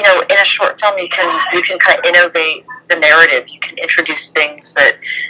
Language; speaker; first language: English; native; English